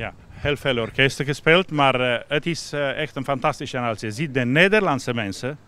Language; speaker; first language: Dutch; non-native, fluent; Romanian